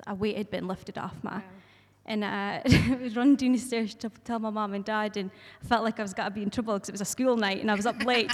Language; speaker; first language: English; native; English